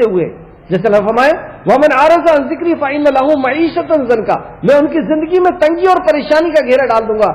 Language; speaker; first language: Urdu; native; Urdu